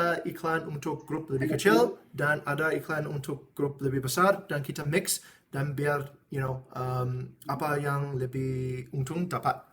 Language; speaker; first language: Indonesian; non-native, fluent; English